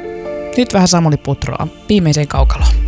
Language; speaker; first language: Finnish; native; Finnish